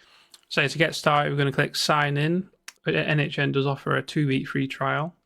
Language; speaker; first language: English; native; English